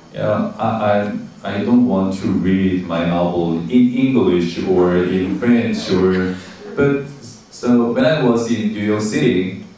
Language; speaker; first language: English; non-native, learner; Korean